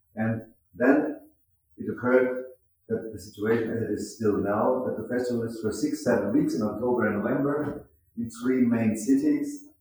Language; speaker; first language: English; non-native, fluent; German